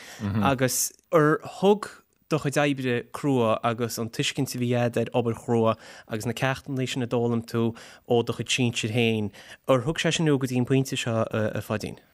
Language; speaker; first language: Irish; native; Irish